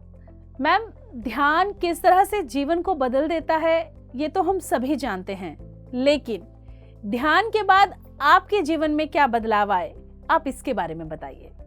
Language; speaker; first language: Hindi; native; Hindi